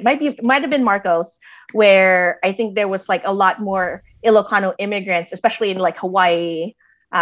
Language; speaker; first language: English; native; English